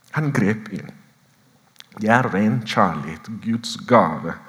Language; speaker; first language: Norwegian; non-native, fluent; Oromo